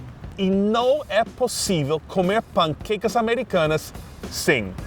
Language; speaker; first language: Portuguese; non-native, fluent; English